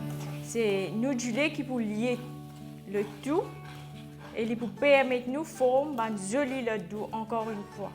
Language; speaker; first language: French; non-native, local second language; Morisyen